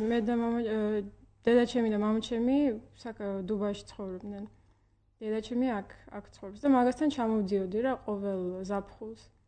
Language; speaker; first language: Georgian; early bilingual, heritage; Georgian